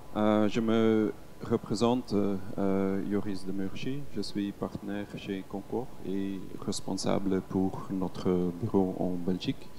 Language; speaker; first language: French; non-native, local second language; Dutch